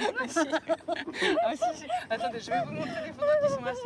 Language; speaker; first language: French; native; French